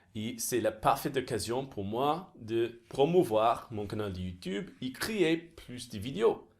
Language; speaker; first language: French; non-native, fluent; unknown